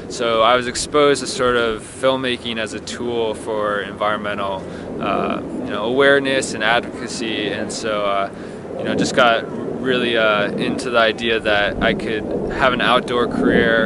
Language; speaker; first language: English; native; English